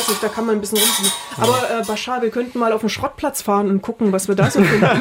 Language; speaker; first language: German; native; German